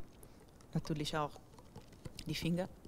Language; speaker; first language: German; non-native, fluent; Italian